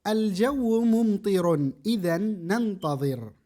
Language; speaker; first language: Arabic; non-native, fluent; Indonesian